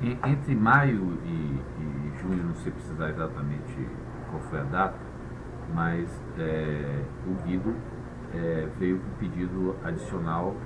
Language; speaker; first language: Portuguese; native; Portuguese